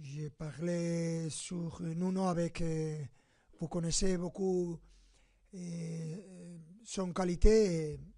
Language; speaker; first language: French; non-native, fluent; Spanish